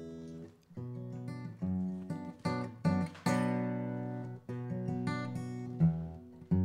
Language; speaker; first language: English; native; English